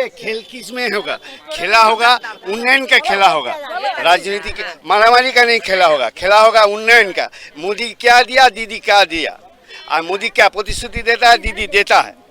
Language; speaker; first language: Hindi; non-native, local second language; Bangla